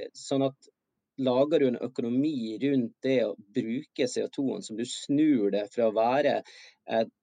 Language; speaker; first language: Norwegian; native; Norwegian